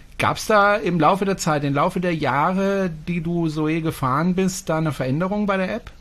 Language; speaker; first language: German; non-native, fluent; French